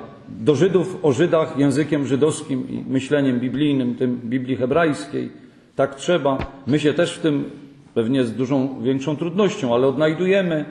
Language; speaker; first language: Polish; native; Polish